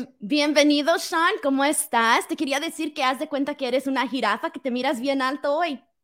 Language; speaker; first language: Spanish; early bilingual, other home language; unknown